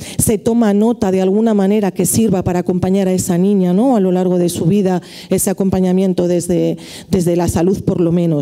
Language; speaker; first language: Spanish; native; Spanish